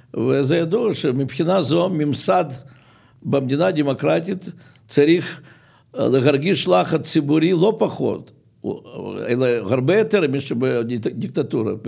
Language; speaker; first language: Hebrew; non-native, fluent; Russian